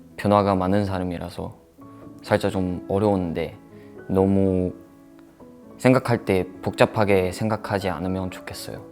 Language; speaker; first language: Korean; non-native, fluent; Chinese